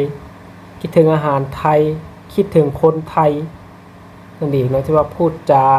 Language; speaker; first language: Thai; non-native, local second language; Lao